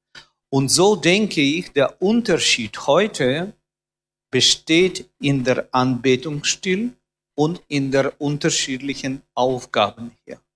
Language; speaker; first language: German; non-native, fluent; Russian